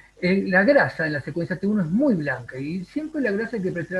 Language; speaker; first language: Spanish; native; Spanish